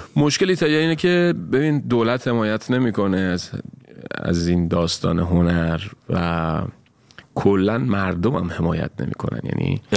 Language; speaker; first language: Persian; native; Persian